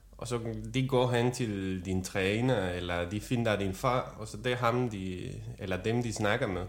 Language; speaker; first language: Danish; non-native, fluent; Spanish